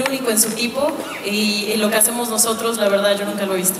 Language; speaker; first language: Spanish; native; Spanish